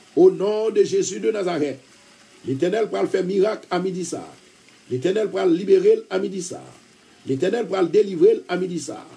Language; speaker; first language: French; non-native, local second language; Haitian Creole